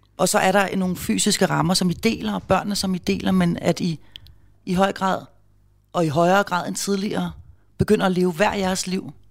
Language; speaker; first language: Danish; native; Danish